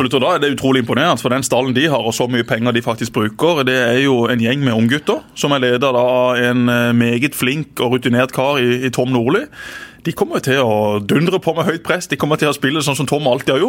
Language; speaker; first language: Norwegian; native; Norwegian